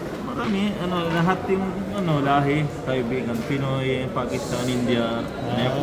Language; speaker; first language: Filipino; non-native, learner; Malayalam